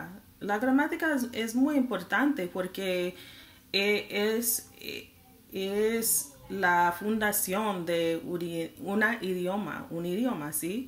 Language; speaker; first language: Spanish; non-native, learner; English